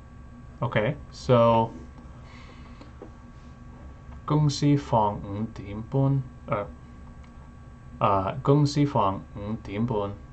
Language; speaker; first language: Cantonese; non-native, learner; English